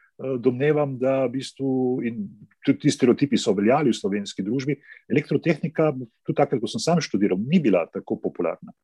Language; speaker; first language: Slovenian; native; Slovenian